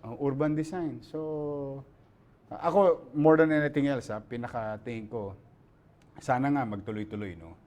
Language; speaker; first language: Filipino; native; Filipino